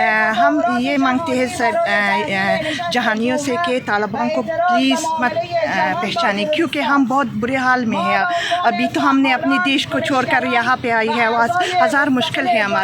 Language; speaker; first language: Hindi; non-native, fluent; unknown